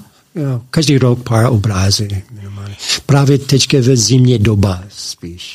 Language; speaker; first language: Czech; non-native, learner; English